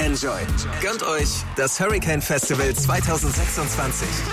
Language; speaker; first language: German; native; German